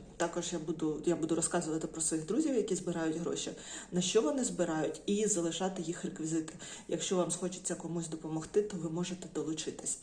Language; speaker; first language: Ukrainian; non-native, local second language; Russian